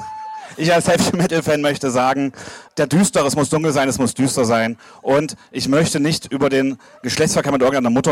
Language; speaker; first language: German; native; German